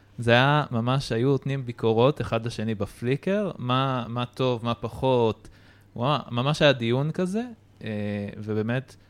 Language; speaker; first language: Hebrew; native; Hebrew